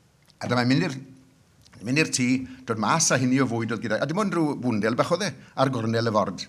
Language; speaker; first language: Welsh; native; Welsh